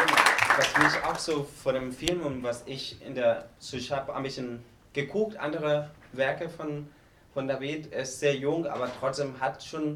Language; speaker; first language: German; non-native, fluent; Spanish